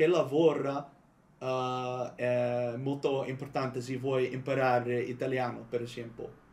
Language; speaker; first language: Italian; non-native, learner; Dutch